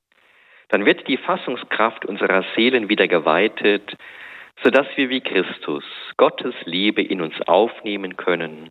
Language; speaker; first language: German; native; German